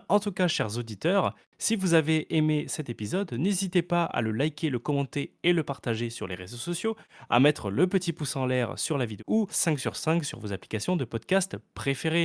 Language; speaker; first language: French; native; French